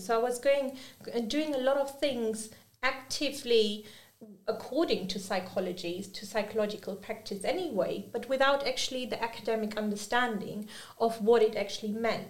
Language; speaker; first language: English; non-native, fluent; German